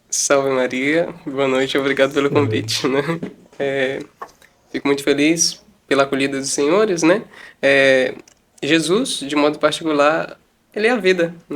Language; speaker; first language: Portuguese; native; Portuguese